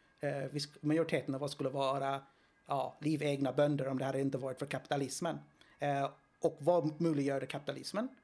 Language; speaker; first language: Swedish; non-native, fluent; Greek